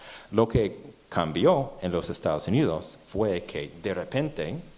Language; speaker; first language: Spanish; non-native, fluent; English